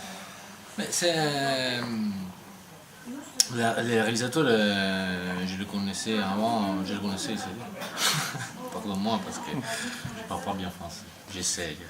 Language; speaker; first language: French; non-native, learner; Italian